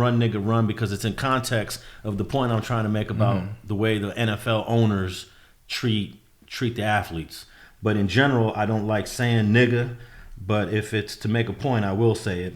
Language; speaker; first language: English; native; English